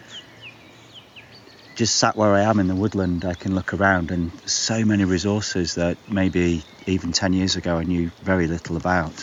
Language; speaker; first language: English; native; English